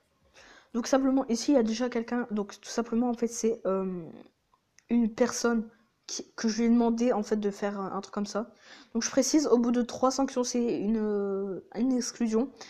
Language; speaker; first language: French; native; French